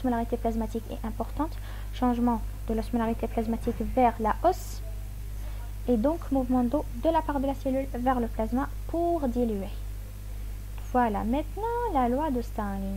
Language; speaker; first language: French; non-native, local second language; Arabic